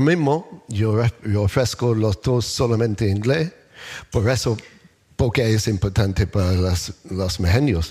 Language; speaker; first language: Spanish; non-native, learner; English